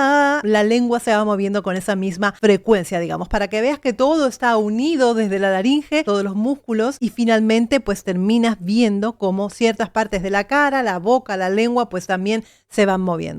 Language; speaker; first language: Spanish; native; Spanish